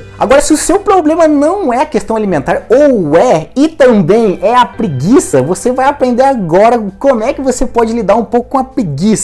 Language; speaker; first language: Portuguese; native; Portuguese